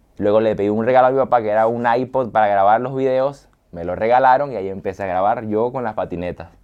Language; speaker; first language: Spanish; native; Spanish